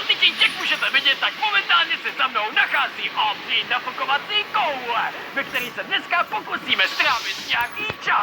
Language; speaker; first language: Czech; native; Czech